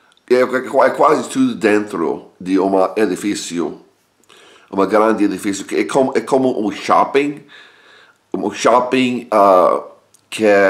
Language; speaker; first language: Portuguese; non-native, learner; English